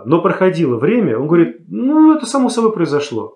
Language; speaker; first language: Russian; native; Russian